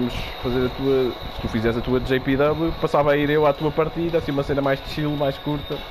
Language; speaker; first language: Portuguese; native; Portuguese